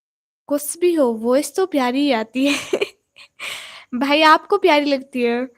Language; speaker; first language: Hindi; non-native, local second language; Punjabi